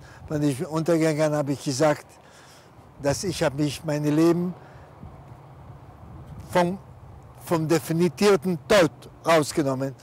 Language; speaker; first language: German; non-native, fluent; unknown